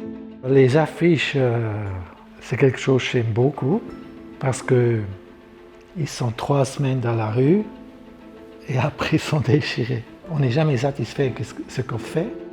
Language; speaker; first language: French; non-native, local second language; German